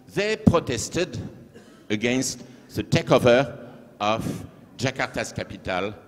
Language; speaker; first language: English; non-native, fluent; French